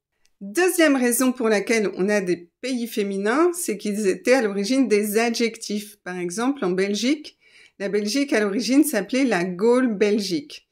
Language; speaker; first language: French; native; French